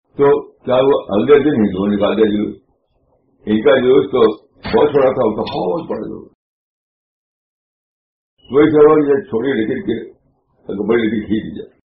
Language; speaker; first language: Urdu; native; Urdu